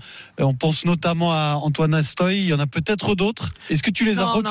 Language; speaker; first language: French; native; French